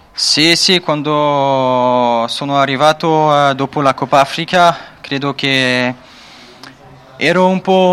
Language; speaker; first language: Italian; non-native, learner; French